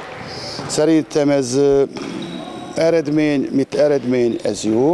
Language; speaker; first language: Hungarian; non-native, learner; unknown